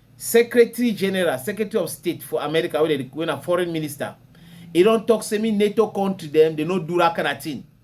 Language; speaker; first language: Nigerian Pidgin; native; Nigerian Pidgin